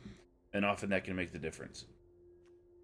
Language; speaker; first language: English; native; English